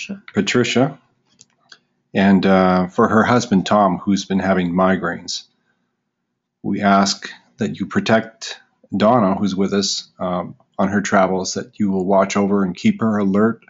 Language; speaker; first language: English; native; English